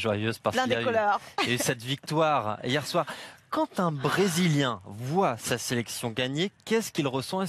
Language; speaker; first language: French; native; French